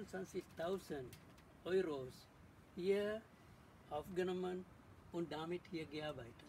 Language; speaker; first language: German; non-native, learner; Sinhala